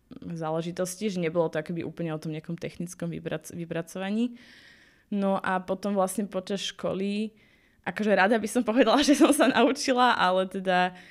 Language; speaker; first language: Slovak; native; Slovak